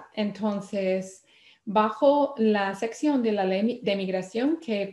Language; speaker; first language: Spanish; non-native, fluent; English